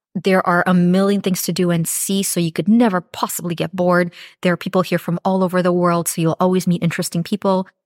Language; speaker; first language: English; early bilingual, other home language; Romanian